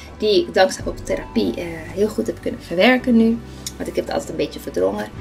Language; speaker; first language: Dutch; non-native, fluent; Spanish